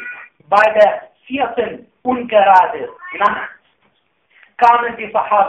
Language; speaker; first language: German; non-native, fluent; Arabic